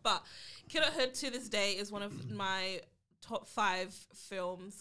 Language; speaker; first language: English; native; English